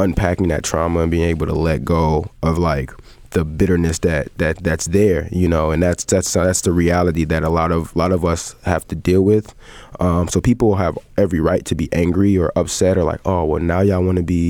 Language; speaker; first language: English; native; English